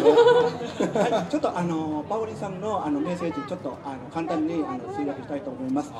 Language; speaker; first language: Japanese; non-native, fluent; Thai